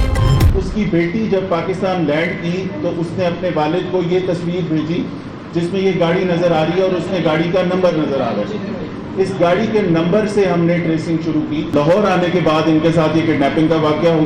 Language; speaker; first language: Urdu; native; Urdu